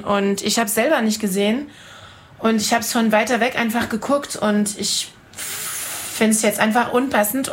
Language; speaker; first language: German; non-native, fluent; French